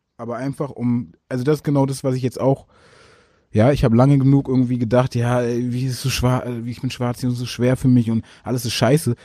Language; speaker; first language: German; early bilingual, other home language; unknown